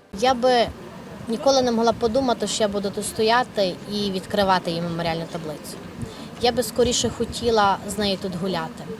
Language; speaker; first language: Ukrainian; native; Ukrainian